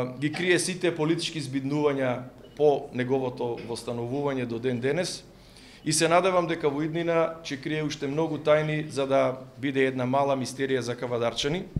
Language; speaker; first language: Macedonian; native; Macedonian